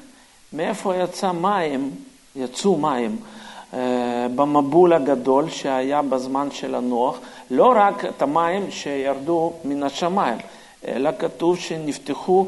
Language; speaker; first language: Hebrew; non-native, fluent; Russian